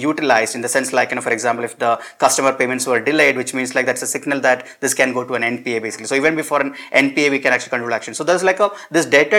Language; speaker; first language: English; non-native, local second language; Malayalam